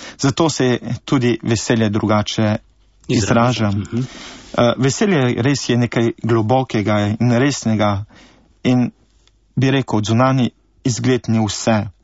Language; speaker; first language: Slovenian; early bilingual, heritage; Slovenian